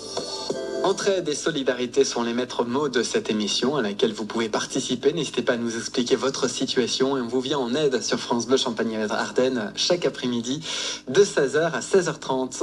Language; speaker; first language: French; native; French